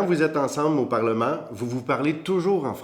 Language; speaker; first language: French; native; French